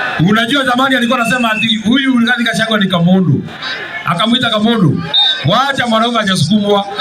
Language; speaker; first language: Swahili; non-native, local second language; Kikuyu